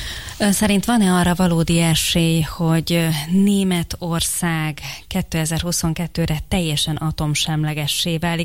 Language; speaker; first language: Hungarian; native; Hungarian